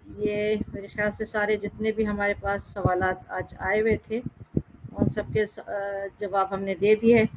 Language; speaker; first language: Urdu; native; Urdu